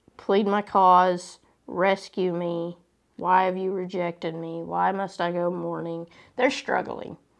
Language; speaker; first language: English; native; English